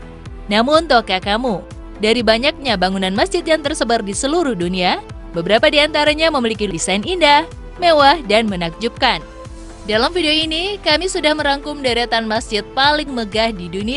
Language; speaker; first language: Indonesian; native; Indonesian